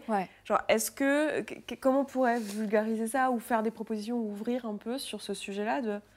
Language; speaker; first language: French; native; French